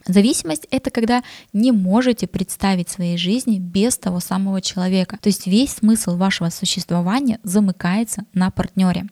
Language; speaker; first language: Russian; native; Russian